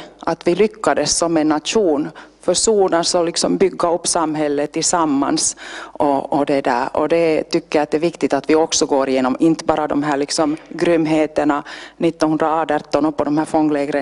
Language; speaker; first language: Swedish; native; Swedish